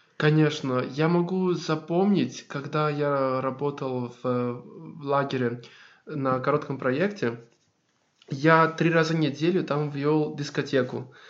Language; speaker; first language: Russian; non-native, fluent; Greek